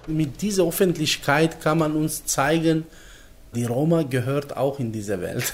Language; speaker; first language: German; non-native, learner; Macedonian